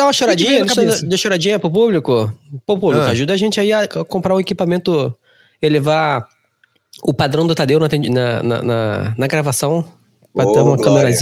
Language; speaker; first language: Portuguese; native; Portuguese